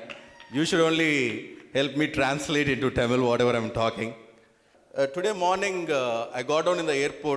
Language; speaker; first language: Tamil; non-native, learner; Telugu